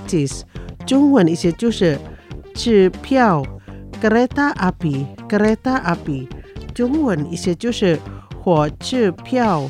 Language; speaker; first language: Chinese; early bilingual, heritage; Chinese